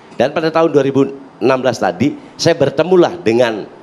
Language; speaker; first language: Indonesian; native; Indonesian